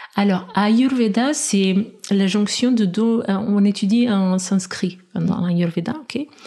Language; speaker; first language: French; non-native, fluent; Portuguese